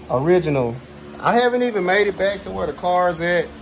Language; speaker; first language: English; native; English